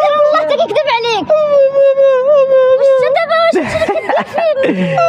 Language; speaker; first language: Arabic; native; Arabic